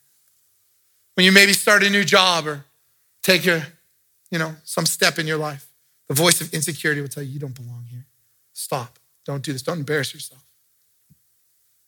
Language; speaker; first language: English; native; English